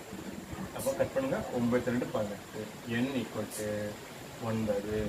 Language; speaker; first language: Tamil; native; Tamil